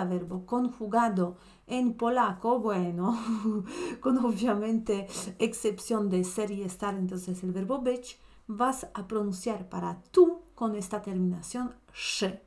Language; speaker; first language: Spanish; non-native, fluent; Polish